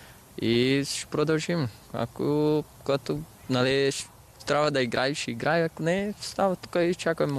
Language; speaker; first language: Bulgarian; non-native, learner; Portuguese